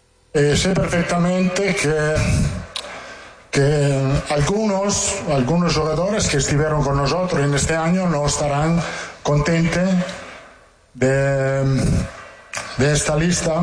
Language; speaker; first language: Portuguese; non-native, learner; Italian